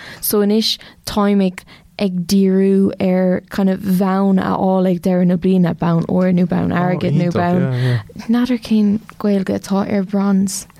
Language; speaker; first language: Irish; non-native, local second language; English